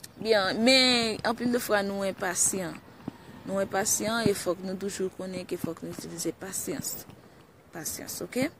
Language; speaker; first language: Haitian Creole; early bilingual, heritage; Haitian Creole